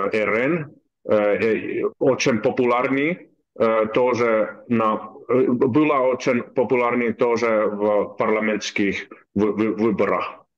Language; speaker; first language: Russian; non-native, learner; Finnish